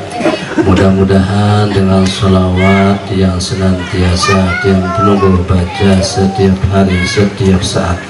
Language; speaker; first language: Indonesian; non-native, local second language; Sasak